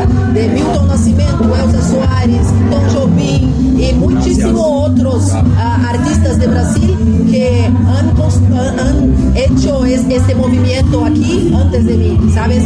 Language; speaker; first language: Spanish; non-native, fluent; Portuguese